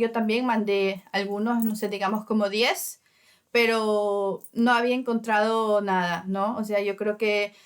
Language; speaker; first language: Spanish; early bilingual, heritage; Spanish